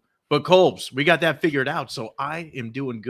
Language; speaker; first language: English; native; English